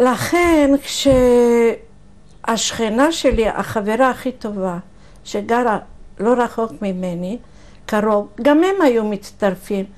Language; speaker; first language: Hebrew; non-native, fluent; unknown